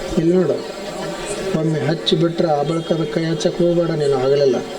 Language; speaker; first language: Kannada; native; Kannada